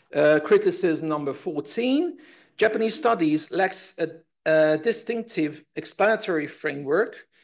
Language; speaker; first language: English; non-native, fluent; Hungarian